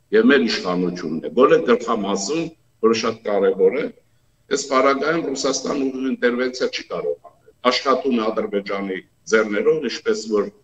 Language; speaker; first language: Armenian; native; Armenian